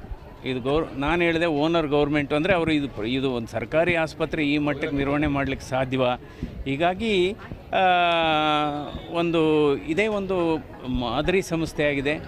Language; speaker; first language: Kannada; native; Kannada